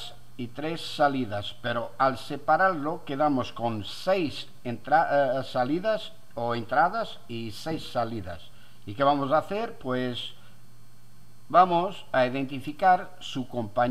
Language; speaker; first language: Spanish; non-native, fluent; Portuguese